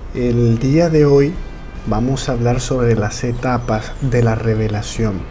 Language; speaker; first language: Spanish; native; Spanish